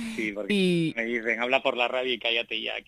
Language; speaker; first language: Spanish; native; Spanish